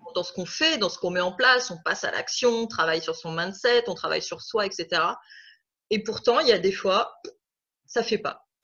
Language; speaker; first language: French; native; French